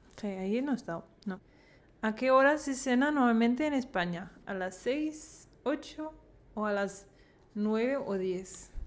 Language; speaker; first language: Spanish; non-native, fluent; Danish